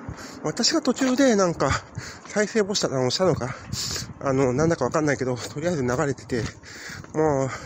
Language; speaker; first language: Japanese; native; Japanese